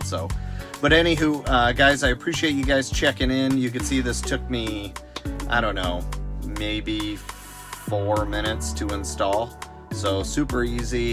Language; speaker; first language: English; native; English